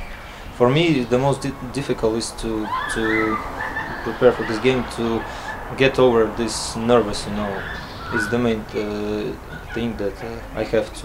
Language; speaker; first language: English; non-native, learner; Latvian